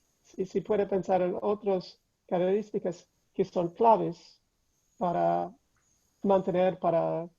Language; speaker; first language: Spanish; non-native, fluent; English